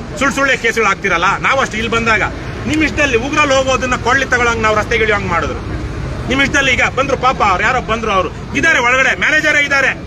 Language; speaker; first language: Kannada; native; Kannada